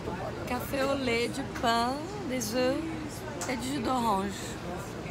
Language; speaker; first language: French; non-native, fluent; Portuguese